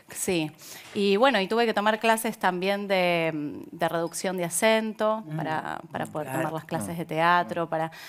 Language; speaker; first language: Spanish; native; Spanish